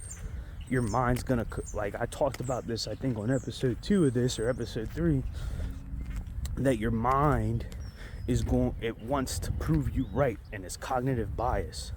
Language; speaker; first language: English; native; English